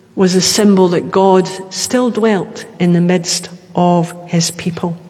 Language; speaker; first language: English; native; English